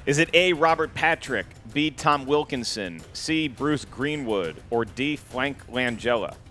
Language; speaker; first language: English; native; English